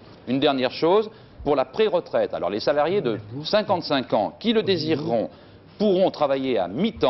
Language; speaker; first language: French; native; French